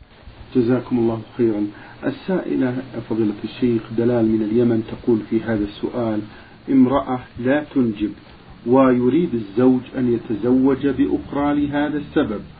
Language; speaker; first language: Arabic; native; Arabic